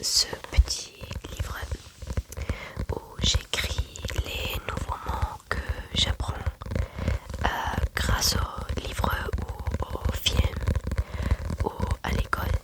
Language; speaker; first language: French; non-native, learner; German